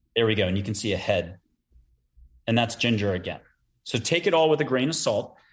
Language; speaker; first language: English; native; English